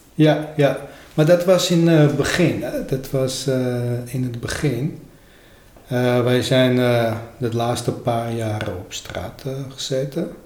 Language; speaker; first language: Dutch; non-native, learner; Armenian